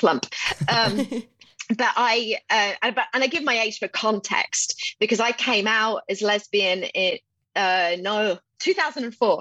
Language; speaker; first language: English; native; English